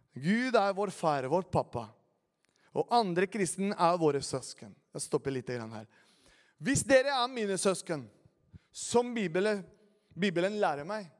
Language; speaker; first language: Norwegian; non-native, fluent; Spanish